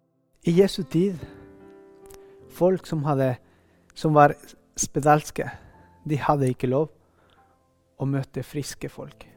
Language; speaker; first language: Norwegian; non-native, fluent; Spanish